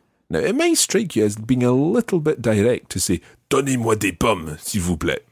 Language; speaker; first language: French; non-native, fluent; English